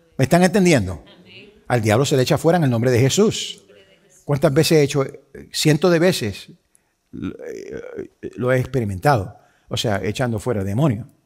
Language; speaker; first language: Spanish; early bilingual, heritage; Spanish